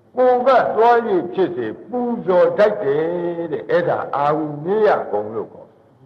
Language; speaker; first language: Burmese; native; Burmese